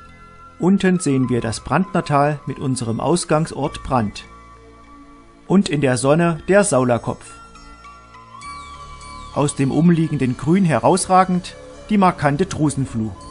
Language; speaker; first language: German; native; German